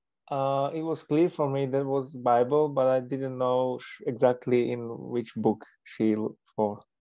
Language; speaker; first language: English; non-native, fluent; Slovak